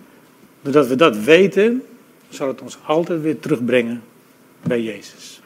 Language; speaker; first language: Dutch; native; Dutch